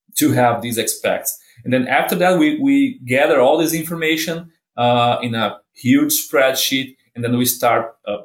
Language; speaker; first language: English; non-native, fluent; Portuguese